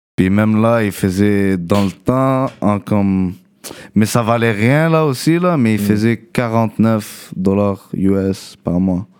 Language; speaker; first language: French; early bilingual, other home language; Arabic